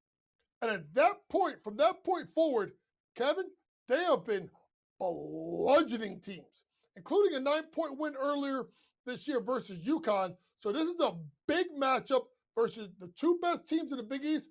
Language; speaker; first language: English; native; English